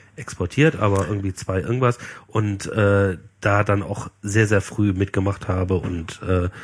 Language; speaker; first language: German; native; German